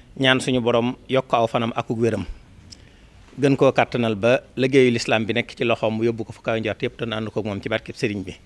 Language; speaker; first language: Wolof; native; Wolof